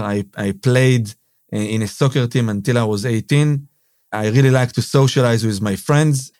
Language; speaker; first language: English; non-native, fluent; Hebrew